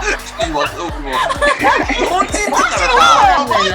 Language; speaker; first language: Japanese; native; Japanese